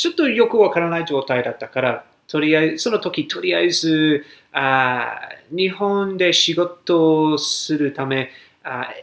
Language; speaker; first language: Japanese; non-native, fluent; English